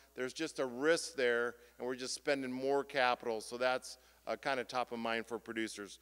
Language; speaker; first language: English; native; English